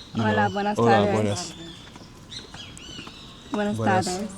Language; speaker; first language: Spanish; non-native, learner; English